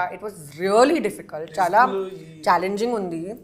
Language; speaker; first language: Telugu; non-native, learner; Hindi